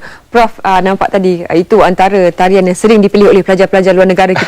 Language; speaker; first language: Malay; native; Malay